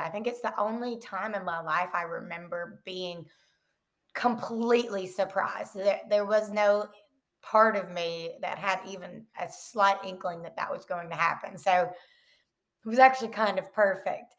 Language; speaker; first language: English; native; English